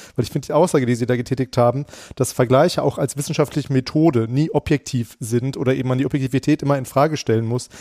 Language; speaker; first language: German; native; German